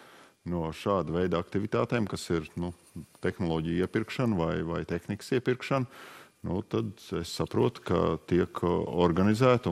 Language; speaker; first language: Latvian; native; Latvian